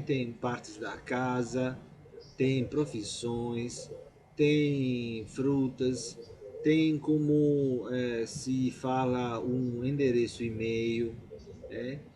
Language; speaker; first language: Portuguese; non-native, fluent; Italian